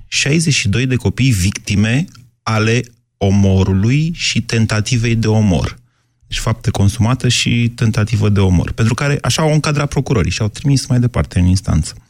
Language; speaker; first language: Romanian; native; Romanian